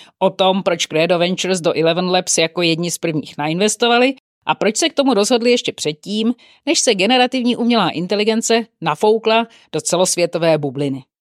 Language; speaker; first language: Czech; native; Czech